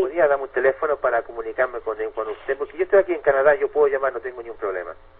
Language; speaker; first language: Spanish; native; Spanish